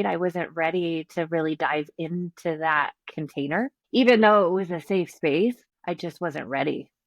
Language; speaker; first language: English; native; English